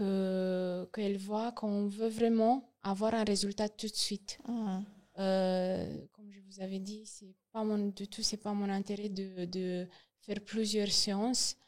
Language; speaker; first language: French; non-native, learner; Romanian